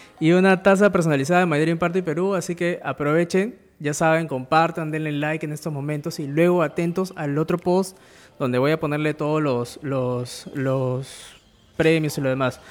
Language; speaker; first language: Spanish; native; Spanish